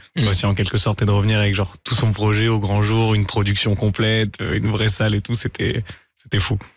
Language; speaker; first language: French; native; French